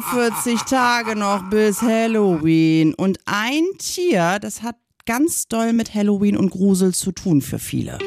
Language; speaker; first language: German; native; German